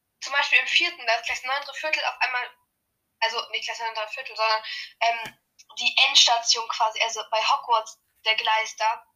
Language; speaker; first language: German; native; German